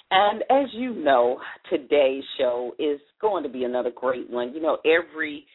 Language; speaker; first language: English; native; English